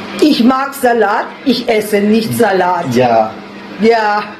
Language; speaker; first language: German; early bilingual, other home language; Turkish